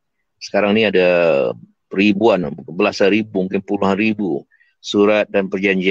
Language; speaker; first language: Malay; native; Malay